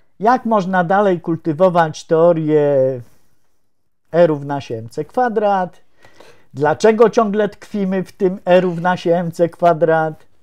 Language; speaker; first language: Polish; native; Polish